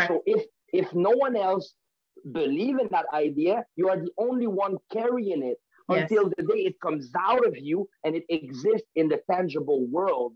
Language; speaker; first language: English; non-native, fluent; French